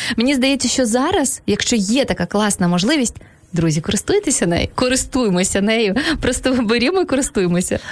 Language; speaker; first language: Ukrainian; native; Ukrainian